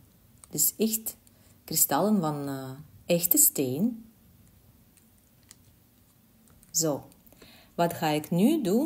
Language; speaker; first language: Dutch; non-native, learner; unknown